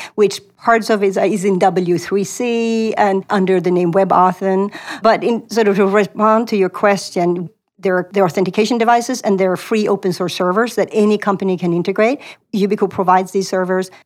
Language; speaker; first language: English; non-native, fluent; Swedish